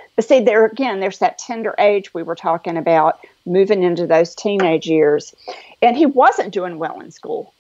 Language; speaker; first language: English; native; English